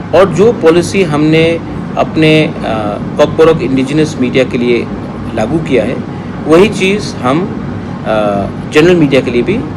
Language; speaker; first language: Hindi; non-native, local second language; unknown